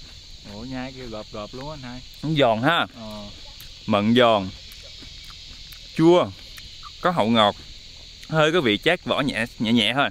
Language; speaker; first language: Vietnamese; native; Vietnamese